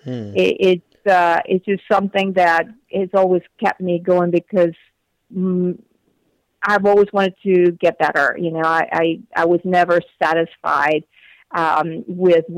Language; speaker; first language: English; non-native, fluent; Spanish